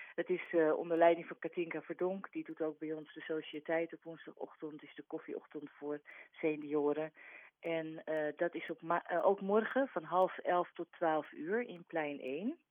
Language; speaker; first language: Dutch; native; Dutch